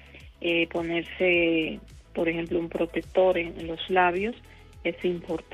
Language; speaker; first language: Spanish; native; Spanish